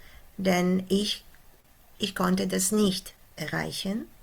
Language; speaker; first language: German; non-native, fluent; Polish